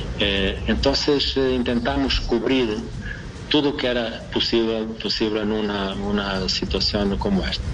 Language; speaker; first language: Portuguese; non-native, fluent; Spanish